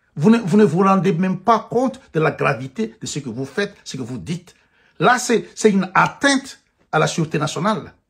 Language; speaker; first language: French; non-native, local second language; Malagasy